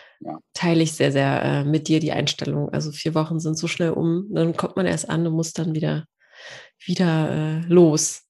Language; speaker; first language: German; early bilingual, other home language; Polish